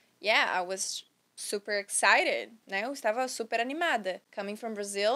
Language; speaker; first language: English; non-native, fluent; Portuguese